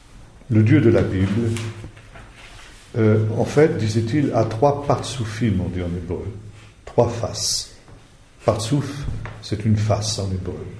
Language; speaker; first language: French; native; French